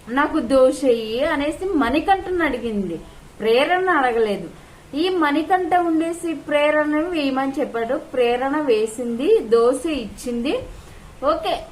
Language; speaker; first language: Telugu; native; Telugu